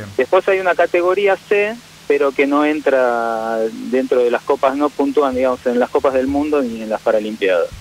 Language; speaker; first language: Spanish; native; Spanish